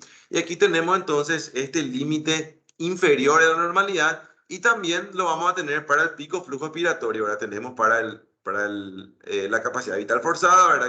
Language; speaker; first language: Spanish; native; Spanish